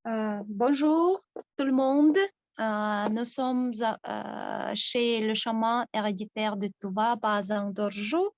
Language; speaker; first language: French; non-native, fluent; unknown